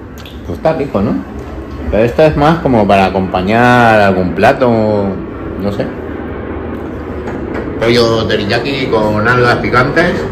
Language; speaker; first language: Spanish; native; Spanish